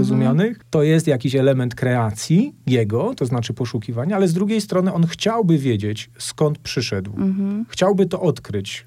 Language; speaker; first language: Polish; native; Polish